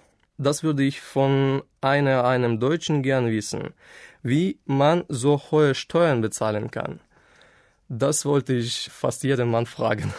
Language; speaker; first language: German; non-native, fluent; Ukrainian